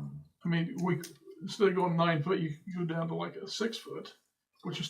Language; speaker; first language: English; native; English